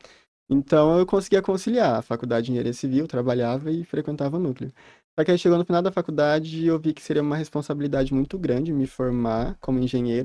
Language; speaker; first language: Portuguese; native; Portuguese